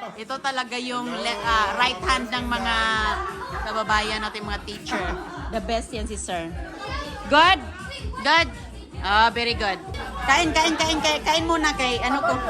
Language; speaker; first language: Filipino; non-native, local second language; Cebuano